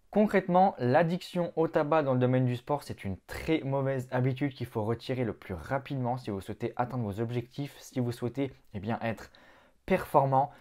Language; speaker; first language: French; native; French